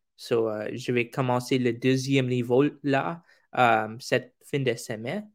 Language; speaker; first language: French; non-native, local second language; English